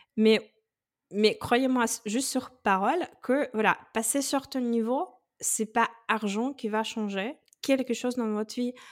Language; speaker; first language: French; non-native, fluent; Russian